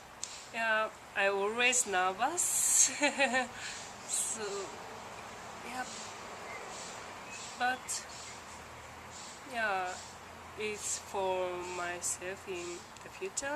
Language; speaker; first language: English; non-native, learner; Japanese